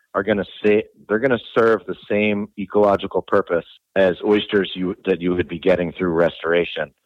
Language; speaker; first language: English; native; English